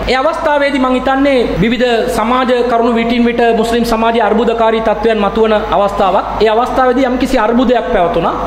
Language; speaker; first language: Sinhala; non-native, local second language; Tamil